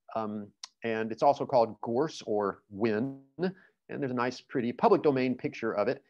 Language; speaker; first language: English; native; English